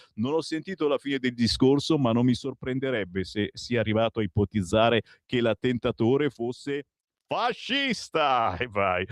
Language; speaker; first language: Italian; native; Italian